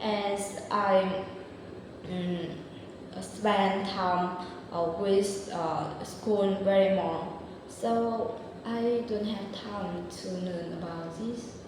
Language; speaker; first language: English; non-native, learner; Vietnamese